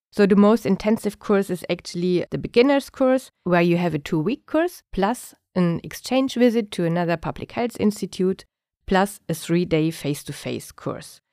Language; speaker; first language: English; non-native, fluent; German